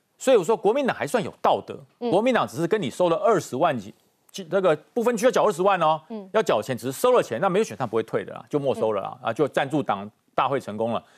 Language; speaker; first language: Chinese; native; Chinese